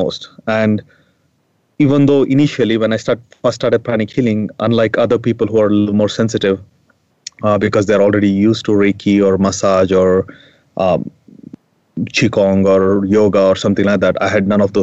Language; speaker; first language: English; non-native, local second language; Kannada